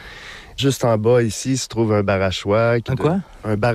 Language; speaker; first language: French; native; French